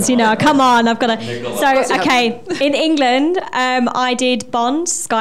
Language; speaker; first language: English; native; English